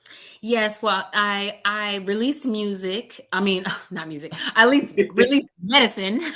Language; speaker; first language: English; native; English